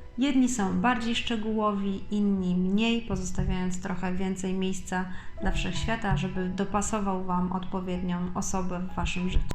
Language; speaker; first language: Polish; native; Polish